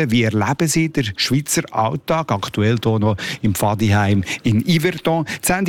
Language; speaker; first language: German; native; German